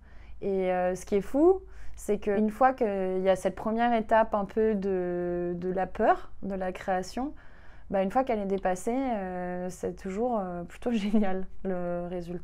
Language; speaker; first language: French; native; French